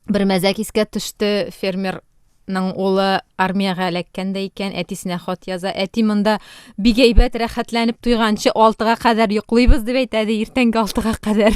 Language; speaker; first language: Tatar; native; Tatar